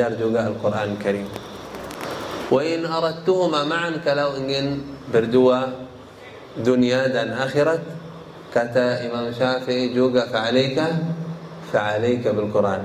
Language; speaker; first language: Indonesian; non-native, learner; Arabic